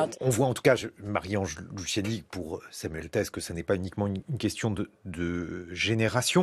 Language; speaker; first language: French; native; French